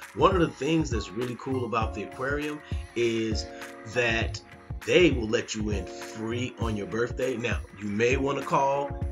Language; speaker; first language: English; native; English